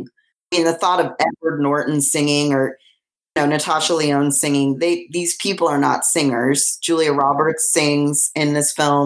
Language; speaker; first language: English; native; English